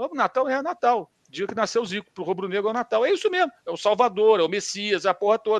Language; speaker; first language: Portuguese; native; Portuguese